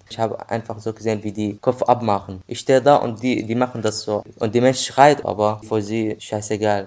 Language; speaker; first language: German; non-native, learner; Arabic